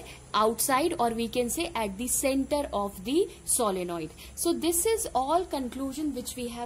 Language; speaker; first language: English; non-native, local second language; Hindi